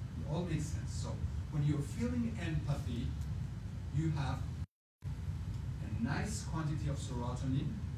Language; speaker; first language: English; non-native, fluent; Spanish